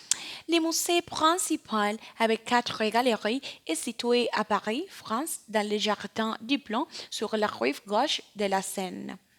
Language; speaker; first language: French; non-native, learner; Spanish